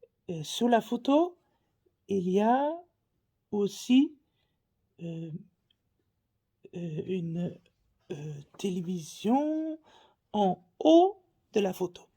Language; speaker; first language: French; non-native, learner; Faroese